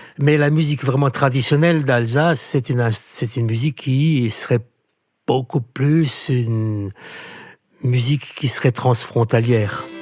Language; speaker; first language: French; non-native, local second language; Swiss German